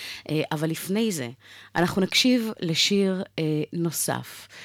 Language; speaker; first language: Hebrew; native; Hebrew